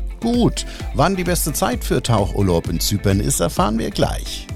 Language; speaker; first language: German; native; German